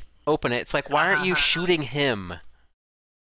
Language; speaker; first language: English; native; English